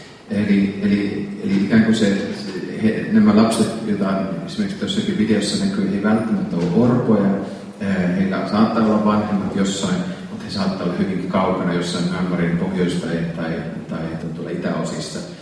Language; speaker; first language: Finnish; native; Finnish